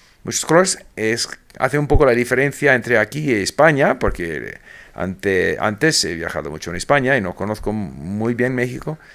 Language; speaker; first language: Spanish; non-native, fluent; English